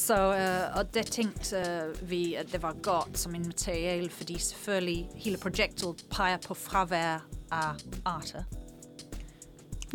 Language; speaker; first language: Danish; non-native, fluent; English